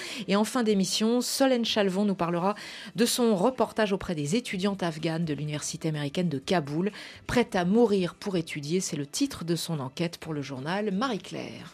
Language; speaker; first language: French; native; French